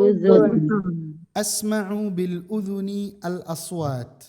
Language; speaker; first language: Arabic; non-native, fluent; Indonesian